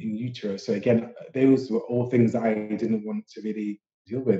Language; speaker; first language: English; native; English